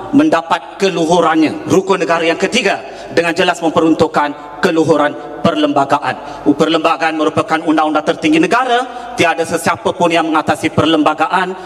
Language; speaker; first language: Malay; non-native, local second language; Tamil